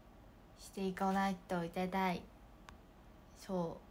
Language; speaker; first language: Japanese; native; Japanese